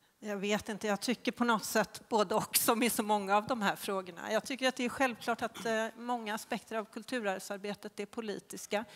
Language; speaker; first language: Swedish; native; Swedish